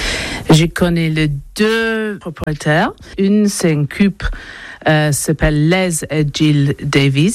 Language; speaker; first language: French; non-native, learner; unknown